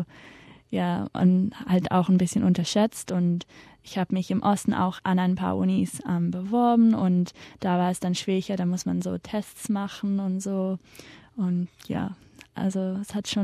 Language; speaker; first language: German; early bilingual, heritage; German